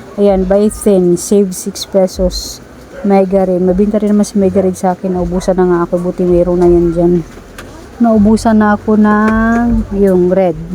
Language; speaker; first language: Filipino; non-native, local second language; Cebuano